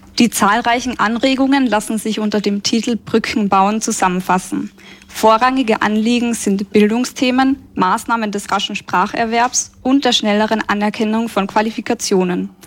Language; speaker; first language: German; native; German